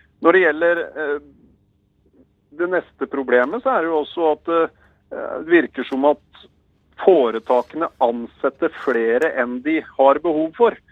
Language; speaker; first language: Norwegian; native; Norwegian